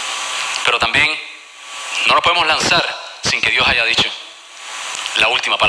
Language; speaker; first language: Spanish; native; Spanish